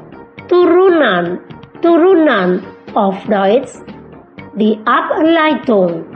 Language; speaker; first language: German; non-native, fluent; Indonesian